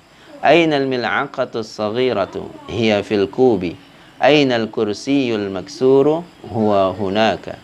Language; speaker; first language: Arabic; non-native, fluent; Indonesian